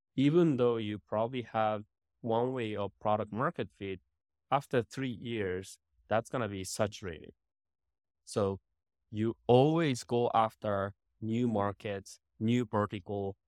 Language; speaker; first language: English; non-native, fluent; Japanese